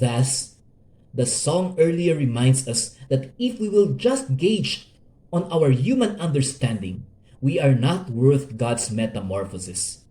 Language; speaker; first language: English; non-native, local second language; Hiligaynon